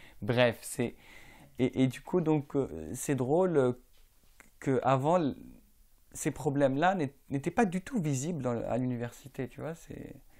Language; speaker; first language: French; non-native, local second language; Arabic